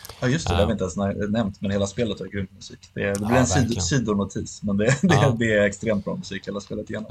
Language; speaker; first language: Swedish; native; Swedish